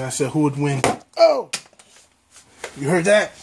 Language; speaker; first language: English; native; English